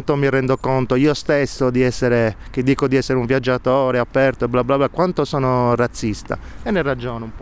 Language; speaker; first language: Italian; native; Italian